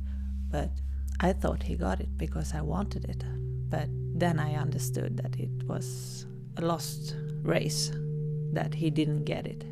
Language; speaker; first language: English; non-native, fluent; Swedish